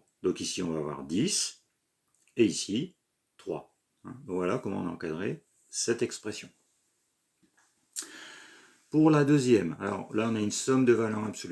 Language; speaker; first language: French; native; French